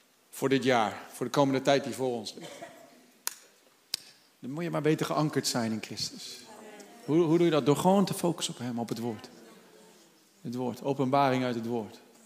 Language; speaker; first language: Dutch; native; Dutch